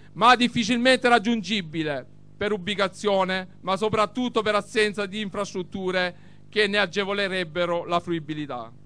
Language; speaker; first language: Italian; native; Italian